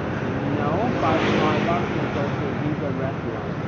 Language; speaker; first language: English; non-native, learner; Chinese